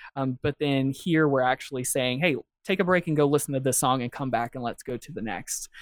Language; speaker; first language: English; native; English